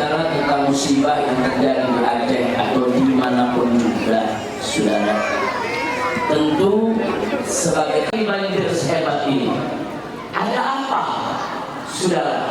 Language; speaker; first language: Indonesian; native; Indonesian